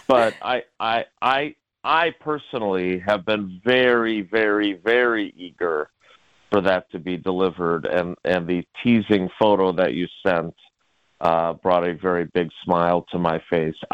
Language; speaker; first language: English; native; English